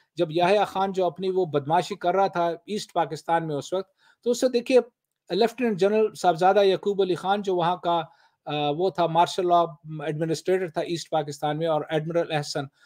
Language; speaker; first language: Urdu; non-native, local second language; Pashto